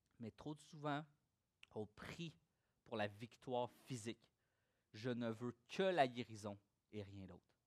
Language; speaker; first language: French; native; French